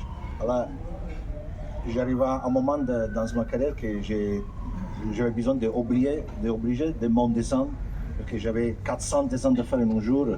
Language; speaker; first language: French; non-native, fluent; Italian